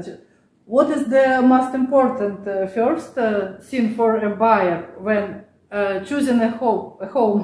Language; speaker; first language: English; non-native, learner; Russian